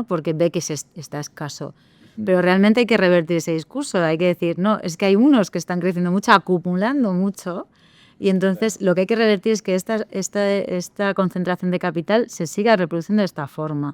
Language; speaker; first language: Spanish; native; Spanish